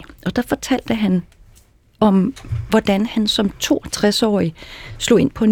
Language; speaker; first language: Danish; native; Danish